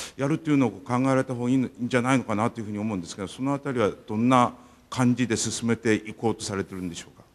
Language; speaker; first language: Japanese; native; Japanese